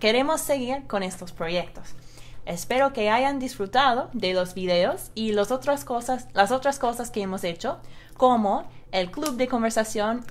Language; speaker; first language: Spanish; non-native, fluent; English